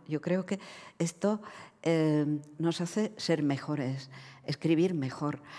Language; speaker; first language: Spanish; non-native, fluent; Czech